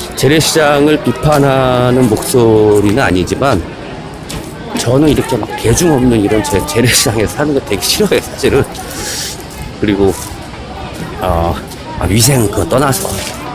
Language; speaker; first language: Korean; native; Korean